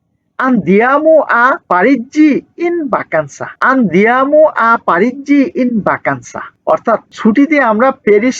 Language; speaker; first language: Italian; non-native, learner; Bangla